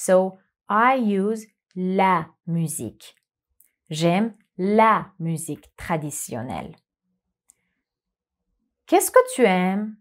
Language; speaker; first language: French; non-native, fluent; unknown